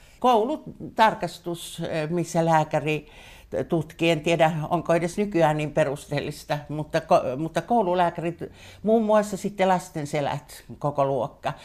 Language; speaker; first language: Finnish; native; Finnish